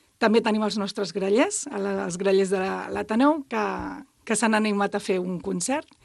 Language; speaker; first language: Catalan; native; Catalan